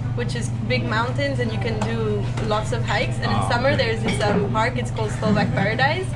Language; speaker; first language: English; non-native, fluent; Slovak